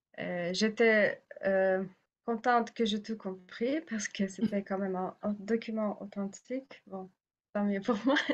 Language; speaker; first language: French; non-native, fluent; Russian